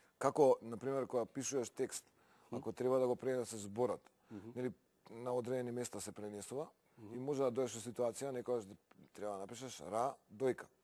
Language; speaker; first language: Macedonian; native; Macedonian